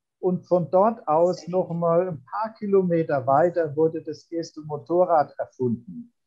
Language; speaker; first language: German; native; German